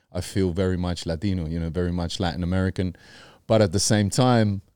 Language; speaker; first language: English; early bilingual, other home language; Spanish